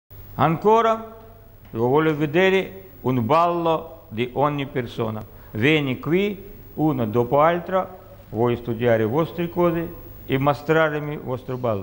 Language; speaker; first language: Italian; non-native, learner; Russian